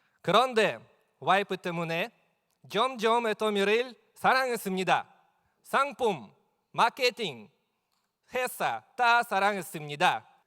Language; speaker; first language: Korean; non-native, learner; Russian